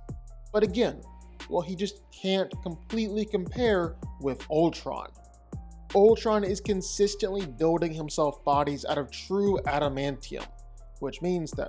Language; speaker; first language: English; native; English